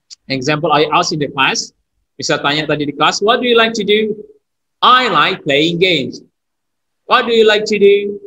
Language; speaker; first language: English; non-native, fluent; Indonesian